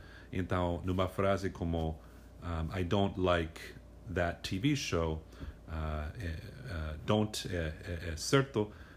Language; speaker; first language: Portuguese; non-native, fluent; English